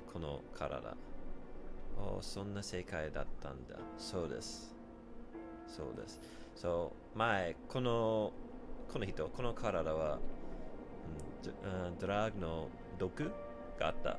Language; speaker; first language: Japanese; non-native, learner; English